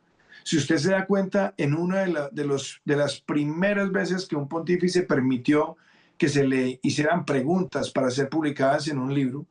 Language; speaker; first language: Spanish; native; Spanish